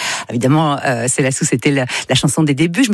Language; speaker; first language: French; native; French